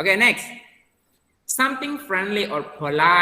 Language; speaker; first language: English; non-native, learner; Indonesian